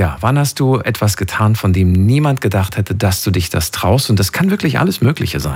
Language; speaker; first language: German; native; German